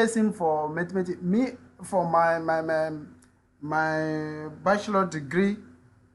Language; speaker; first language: English; non-native, learner; French